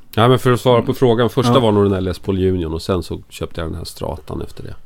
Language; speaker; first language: Swedish; native; Swedish